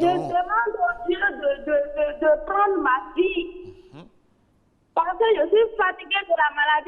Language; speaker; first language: French; non-native, learner; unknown